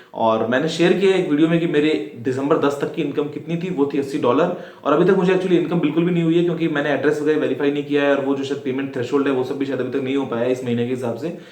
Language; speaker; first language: Hindi; native; Hindi